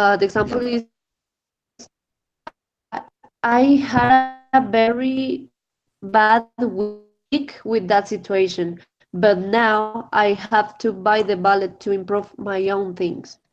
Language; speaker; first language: English; non-native, fluent; Spanish